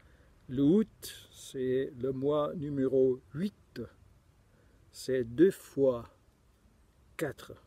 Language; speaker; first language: French; non-native, fluent; German